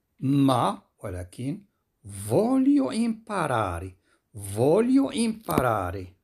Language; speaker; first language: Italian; non-native, fluent; Arabic